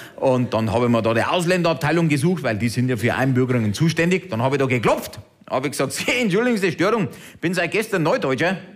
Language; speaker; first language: German; early bilingual, other home language; Turkish